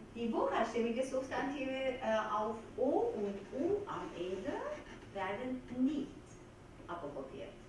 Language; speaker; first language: German; non-native, fluent; Georgian